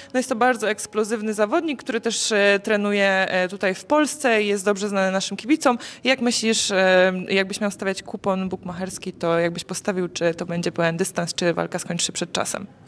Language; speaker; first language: Polish; native; Polish